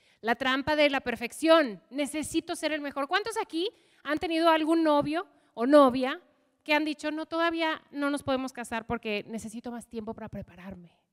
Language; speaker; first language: Spanish; non-native, fluent; English